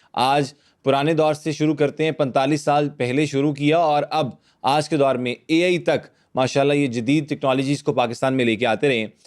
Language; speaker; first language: Urdu; native; Urdu